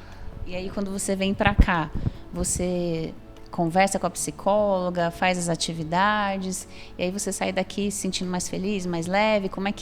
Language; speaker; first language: Portuguese; native; Portuguese